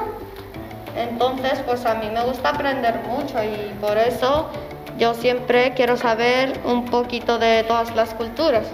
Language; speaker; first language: Spanish; early bilingual, other home language; Arabic